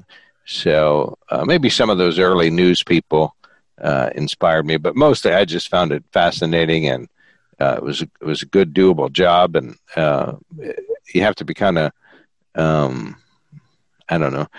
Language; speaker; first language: English; native; English